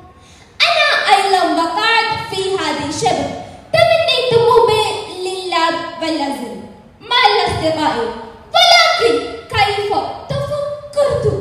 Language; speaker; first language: Arabic; non-native, learner; Malayalam